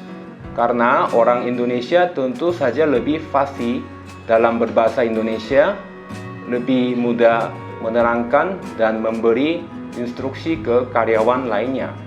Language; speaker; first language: Indonesian; non-native, fluent; Korean